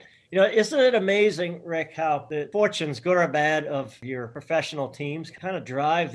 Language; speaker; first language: English; native; English